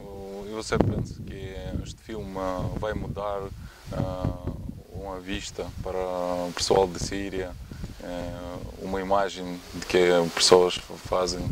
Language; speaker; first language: Portuguese; non-native, learner; Russian